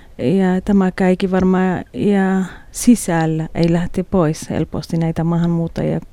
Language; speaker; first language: Finnish; non-native, learner; Arabic